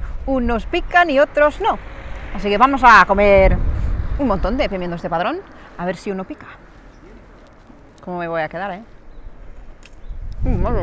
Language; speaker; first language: Spanish; non-native, fluent; English